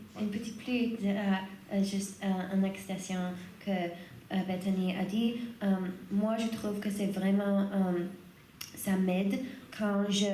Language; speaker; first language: French; non-native, learner; English